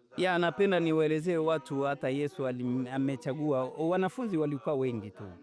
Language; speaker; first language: Swahili; non-native, local second language; Bembe